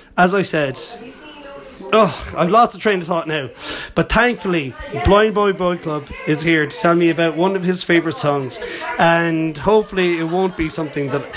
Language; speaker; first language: English; native; English